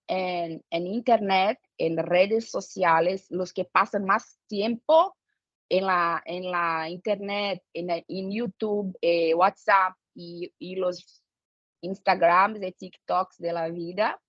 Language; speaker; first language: Spanish; non-native, fluent; Portuguese